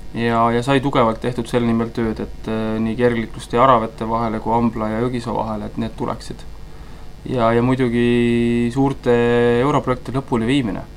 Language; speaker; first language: Estonian; native; Estonian